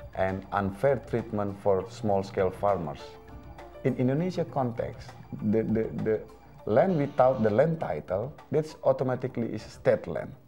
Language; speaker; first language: English; non-native, fluent; Indonesian